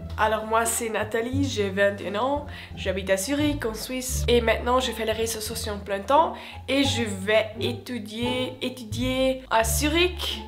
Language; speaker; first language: French; non-native, learner; Swiss German